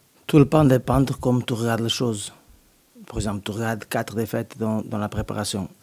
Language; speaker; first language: French; non-native, learner; Portuguese